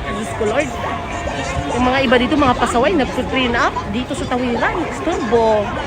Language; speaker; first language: Filipino; native; Filipino